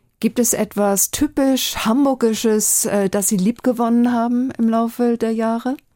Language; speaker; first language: German; native; German